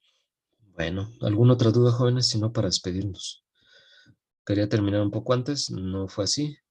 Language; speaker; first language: Spanish; native; Spanish